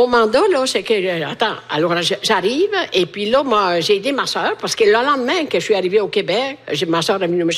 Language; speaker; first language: French; non-native, fluent; Italian